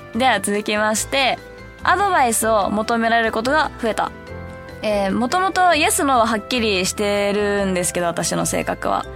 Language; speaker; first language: Japanese; early bilingual, heritage; Japanese